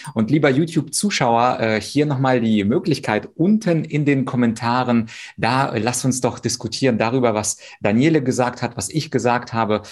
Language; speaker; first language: German; early bilingual, other home language; Russian